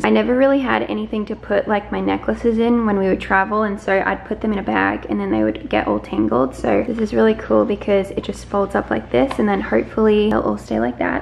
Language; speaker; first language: English; native; English